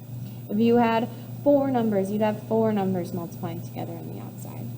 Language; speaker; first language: English; native; English